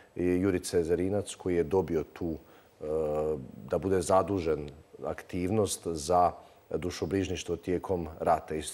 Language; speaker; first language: Croatian; native; Croatian